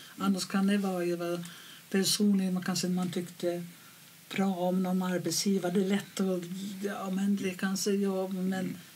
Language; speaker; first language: Swedish; non-native, fluent; Finnish